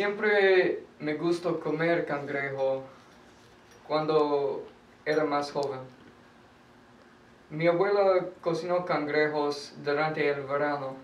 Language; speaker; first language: Spanish; non-native, learner; English